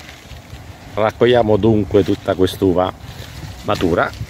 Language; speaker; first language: Italian; native; Italian